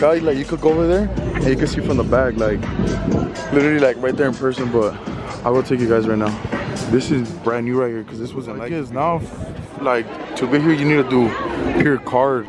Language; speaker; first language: English; early bilingual, other home language; Spanish